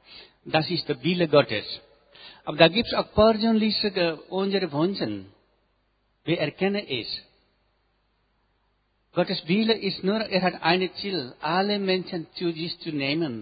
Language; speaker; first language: German; non-native, learner; Nepali